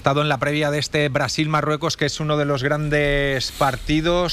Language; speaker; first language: Spanish; native; Spanish